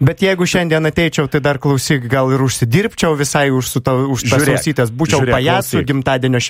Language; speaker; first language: Lithuanian; native; Lithuanian